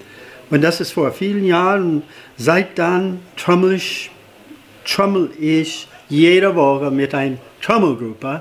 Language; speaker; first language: German; non-native, fluent; English